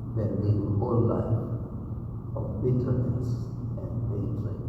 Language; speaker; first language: English; non-native, local second language; Gujarati